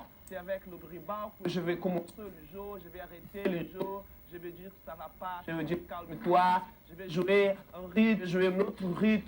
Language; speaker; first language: French; non-native, fluent; Portuguese